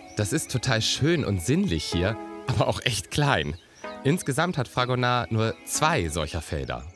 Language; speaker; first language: German; native; German